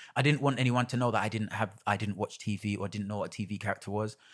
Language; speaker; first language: English; native; English